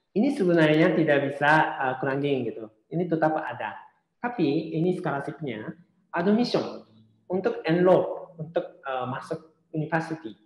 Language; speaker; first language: Indonesian; non-native, fluent; Japanese